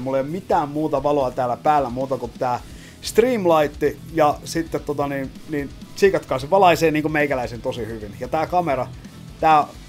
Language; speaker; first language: Finnish; native; Finnish